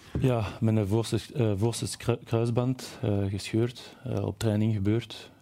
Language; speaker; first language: Dutch; non-native, local second language; French